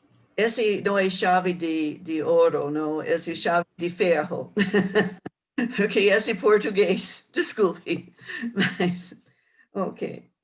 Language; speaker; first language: Portuguese; non-native, learner; English